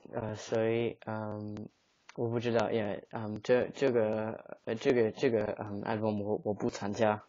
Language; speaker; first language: Chinese; non-native, learner; English